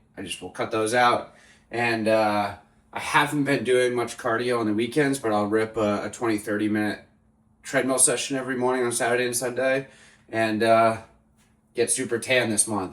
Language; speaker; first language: English; native; English